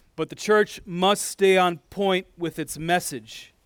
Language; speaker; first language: English; native; English